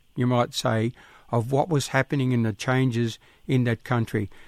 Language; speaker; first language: English; native; English